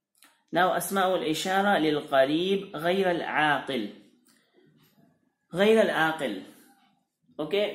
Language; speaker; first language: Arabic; non-native, fluent; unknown